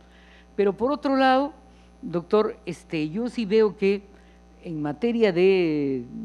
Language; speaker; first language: Spanish; native; Spanish